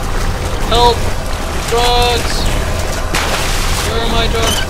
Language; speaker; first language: English; native; English